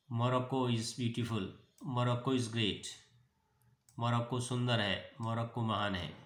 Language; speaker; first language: Hindi; native; Hindi